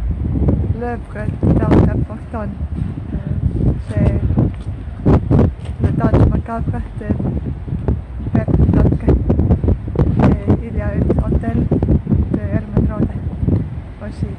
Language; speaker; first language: French; non-native, learner; Estonian